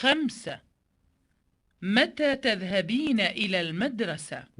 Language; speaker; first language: Arabic; non-native, learner; Indonesian